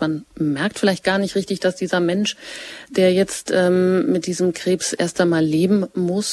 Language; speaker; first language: German; native; German